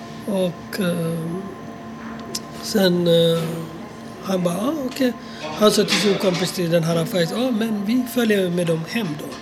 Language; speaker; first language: Swedish; non-native, fluent; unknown